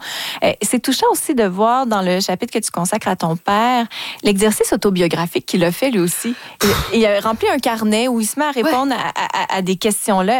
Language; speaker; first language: French; native; French